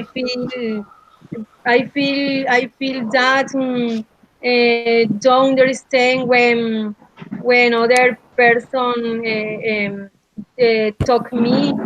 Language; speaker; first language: English; non-native, learner; Spanish